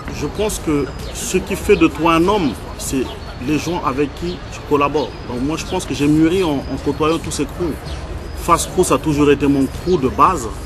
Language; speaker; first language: French; early bilingual, other home language; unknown